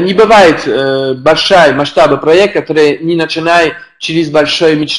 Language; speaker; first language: Russian; non-native, learner; French